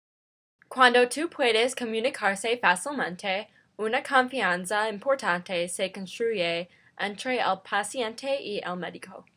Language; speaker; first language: Spanish; non-native, learner; English